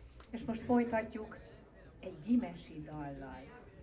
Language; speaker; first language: Hungarian; native; Hungarian